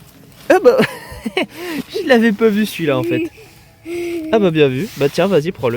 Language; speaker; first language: French; native; French